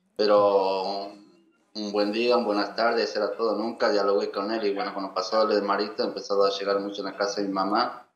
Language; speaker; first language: Spanish; native; Spanish